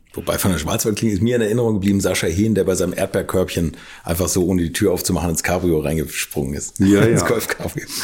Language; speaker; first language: German; native; German